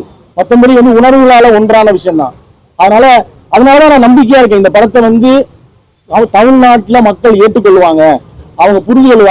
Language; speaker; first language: Tamil; native; Tamil